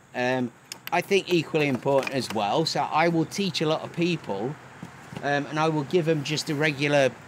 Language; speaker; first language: English; native; English